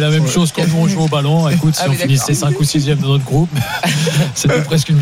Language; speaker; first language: French; native; French